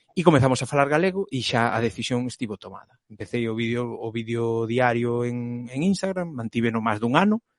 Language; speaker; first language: Galician; non-native, local second language; Spanish